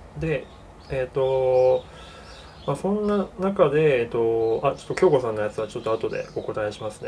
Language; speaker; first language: Japanese; native; Japanese